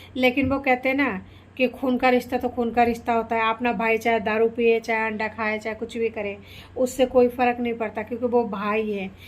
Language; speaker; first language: Hindi; non-native, local second language; Bangla